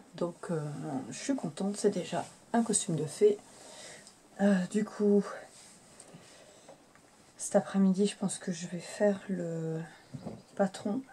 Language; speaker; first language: French; native; French